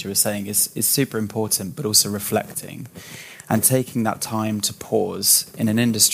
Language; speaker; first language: English; native; English